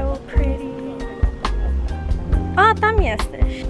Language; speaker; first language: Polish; early bilingual, heritage; Polish